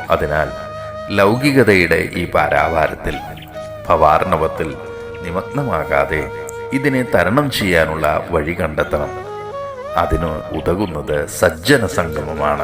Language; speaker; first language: Malayalam; native; Malayalam